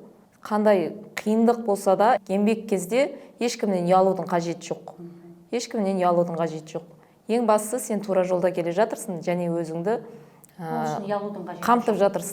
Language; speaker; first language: Kazakh; native; Kazakh